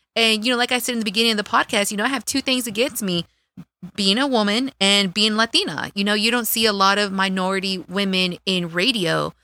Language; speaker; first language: English; native; English